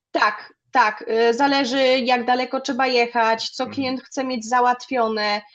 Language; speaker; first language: Polish; early bilingual, other home language; German